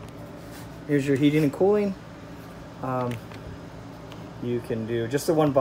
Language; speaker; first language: English; native; English